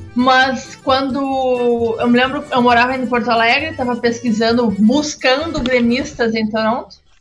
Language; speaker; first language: Portuguese; native; Portuguese